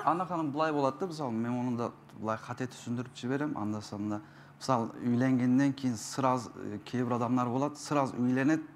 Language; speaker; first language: Kazakh; non-native, fluent; Turkish